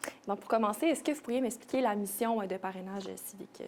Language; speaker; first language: French; native; French